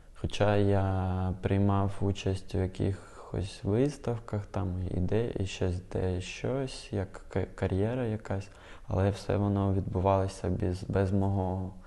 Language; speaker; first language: Ukrainian; non-native, local second language; Russian